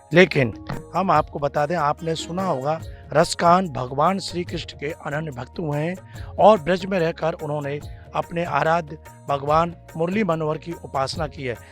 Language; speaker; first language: Hindi; native; Hindi